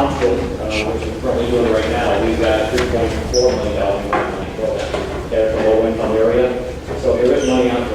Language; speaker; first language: English; native; English